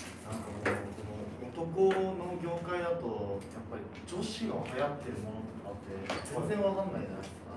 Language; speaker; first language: Japanese; native; Japanese